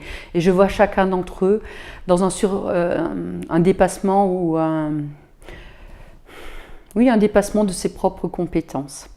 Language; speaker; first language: French; native; French